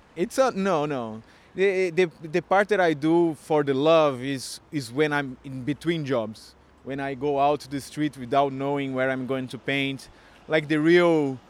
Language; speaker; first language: English; non-native, fluent; Portuguese